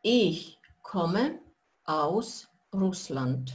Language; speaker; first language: German; non-native, fluent; Russian